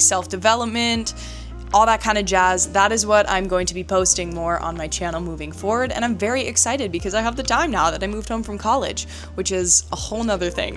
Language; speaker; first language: English; native; English